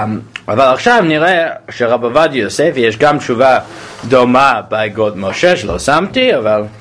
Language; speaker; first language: Hebrew; non-native, fluent; English